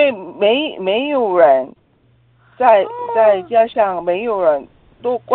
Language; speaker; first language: Chinese; non-native, learner; Korean